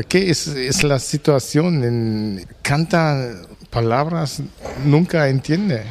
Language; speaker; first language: Spanish; non-native, learner; German